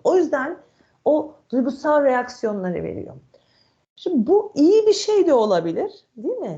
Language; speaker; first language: Turkish; native; Turkish